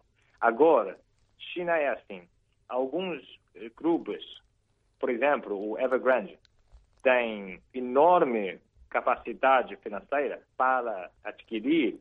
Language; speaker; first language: Portuguese; non-native, fluent; Chinese